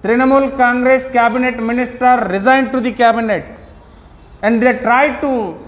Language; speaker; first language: English; non-native, local second language; Kannada